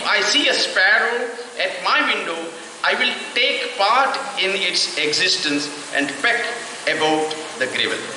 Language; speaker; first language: English; non-native, local second language; Kannada